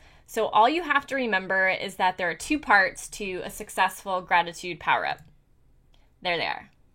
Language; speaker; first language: English; native; English